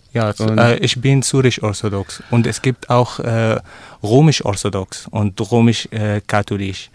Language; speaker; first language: German; non-native, learner; Arabic